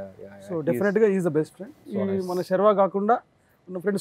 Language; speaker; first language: Telugu; native; Telugu